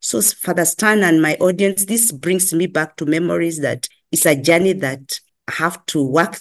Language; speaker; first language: English; non-native, local second language; Kikuyu